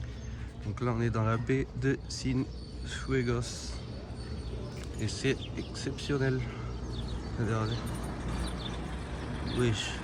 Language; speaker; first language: French; native; French